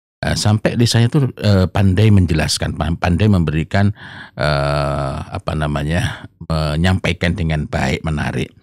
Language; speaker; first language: Indonesian; non-native, local second language; Javanese